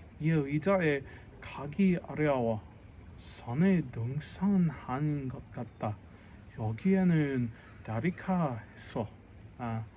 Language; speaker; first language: Korean; non-native, learner; English